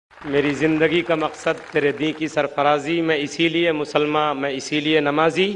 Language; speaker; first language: Hindi; native; Hindi